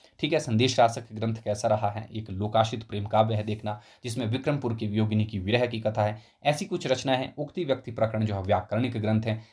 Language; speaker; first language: Hindi; native; Hindi